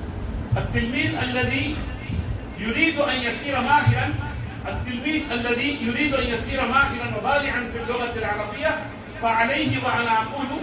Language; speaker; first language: Arabic; non-native, fluent; Urdu